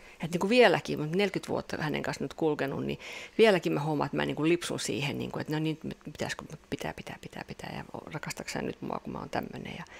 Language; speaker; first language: Finnish; non-native, local second language; Swedish